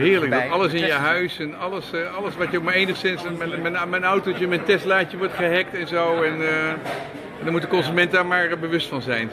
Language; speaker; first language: Dutch; native; Dutch